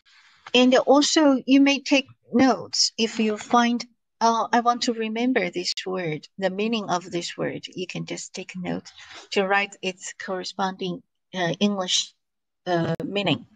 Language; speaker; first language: English; non-native, fluent; Chinese